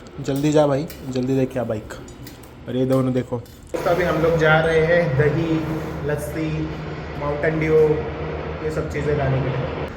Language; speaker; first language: Hindi; non-native, local second language; Marathi